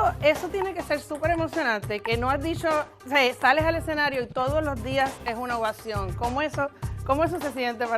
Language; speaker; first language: Spanish; native; Spanish